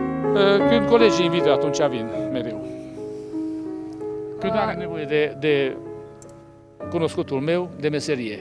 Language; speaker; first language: Romanian; non-native, local second language; Hungarian